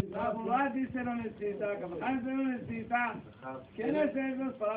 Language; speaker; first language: Spanish; non-native, learner; Hebrew